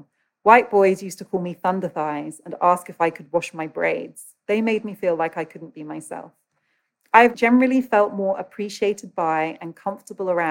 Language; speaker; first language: English; native; English